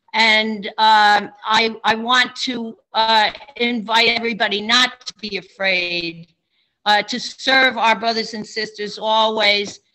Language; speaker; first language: English; native; English